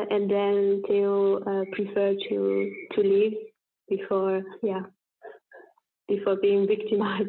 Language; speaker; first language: English; non-native, fluent; French